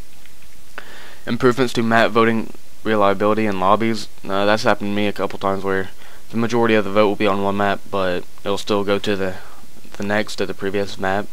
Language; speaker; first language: English; native; English